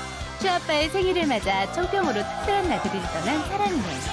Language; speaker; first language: Korean; native; Korean